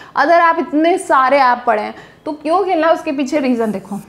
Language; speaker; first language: Hindi; native; Hindi